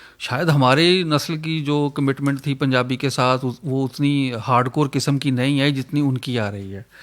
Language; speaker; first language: Urdu; non-native, local second language; Punjabi